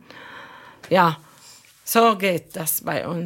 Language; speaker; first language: German; non-native, fluent; Arabic